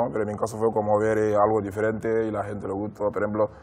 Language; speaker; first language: Spanish; non-native, learner; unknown